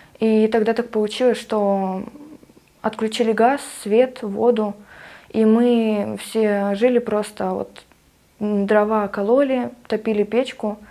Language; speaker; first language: Russian; native; Russian